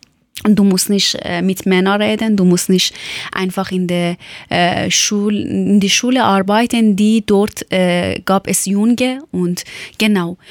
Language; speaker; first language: German; non-native, fluent; Persian